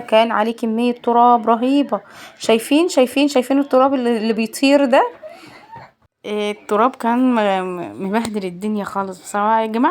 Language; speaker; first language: Arabic; native; Arabic